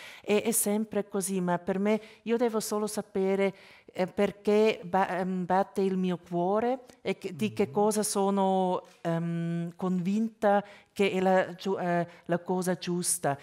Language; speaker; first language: Italian; non-native, local second language; German